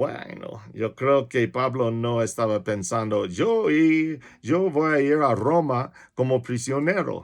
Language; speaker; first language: Spanish; non-native, fluent; English